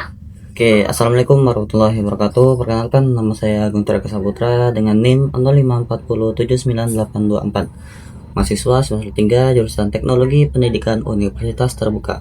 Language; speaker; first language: Indonesian; native; Indonesian